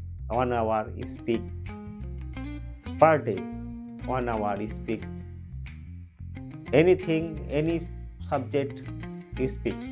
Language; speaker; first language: English; non-native, learner; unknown